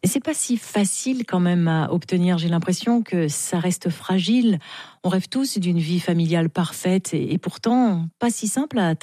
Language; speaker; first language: French; native; French